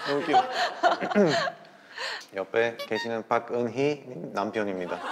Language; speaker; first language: Korean; non-native, learner; Bulgarian